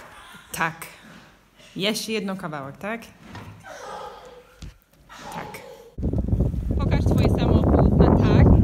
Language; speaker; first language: Polish; early bilingual, heritage; Polish